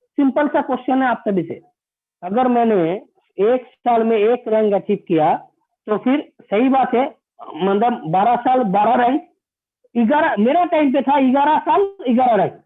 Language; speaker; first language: Hindi; non-native, local second language; Bangla